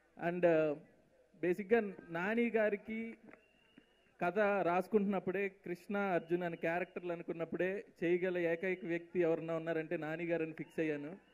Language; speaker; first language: Telugu; native; Telugu